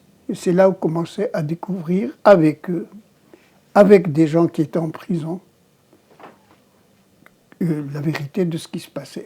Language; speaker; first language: French; non-native, local second language; Arabic